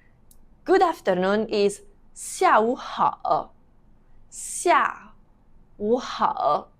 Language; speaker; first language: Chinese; non-native, fluent; Italian